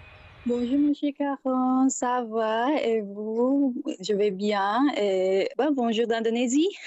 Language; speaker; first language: French; non-native, fluent; Indonesian